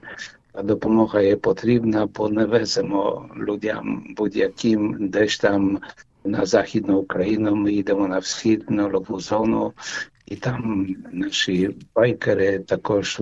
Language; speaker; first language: Ukrainian; early bilingual, heritage; Ukrainian